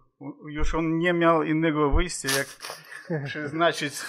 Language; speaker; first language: Polish; non-native, fluent; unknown